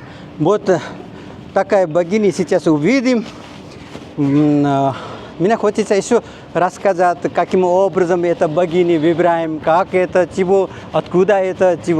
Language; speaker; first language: Russian; non-native, fluent; Nepali